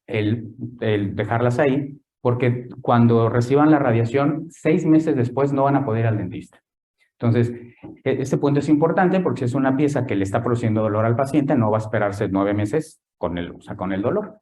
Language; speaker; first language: Spanish; native; Spanish